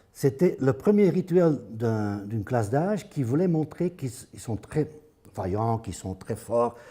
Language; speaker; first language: French; non-native, fluent; Dutch